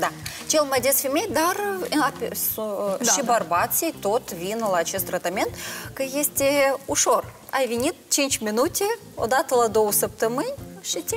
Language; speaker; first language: Romanian; non-native, local second language; Russian